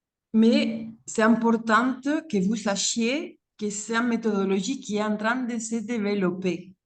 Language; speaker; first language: French; non-native, fluent; Spanish